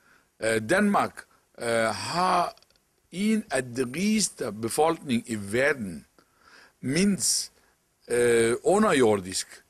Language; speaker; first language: Danish; non-native, local second language; Arabic